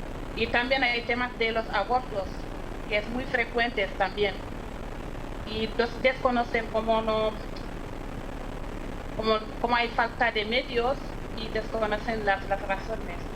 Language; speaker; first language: Spanish; non-native, fluent; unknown